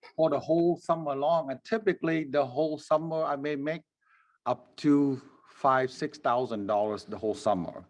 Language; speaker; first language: English; non-native, fluent; Vietnamese